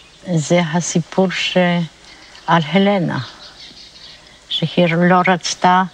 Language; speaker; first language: Hebrew; non-native, fluent; Polish